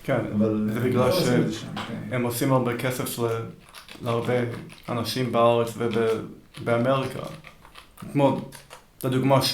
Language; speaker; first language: Hebrew; early bilingual, heritage; Hebrew